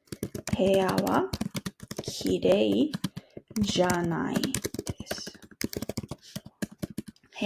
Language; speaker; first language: Japanese; non-native, fluent; English